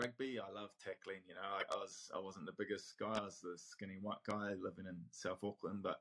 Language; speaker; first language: English; native; English